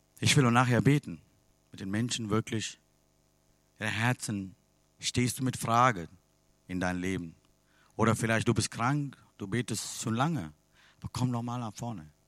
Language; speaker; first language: German; non-native, learner; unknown